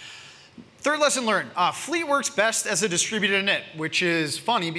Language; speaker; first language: English; native; English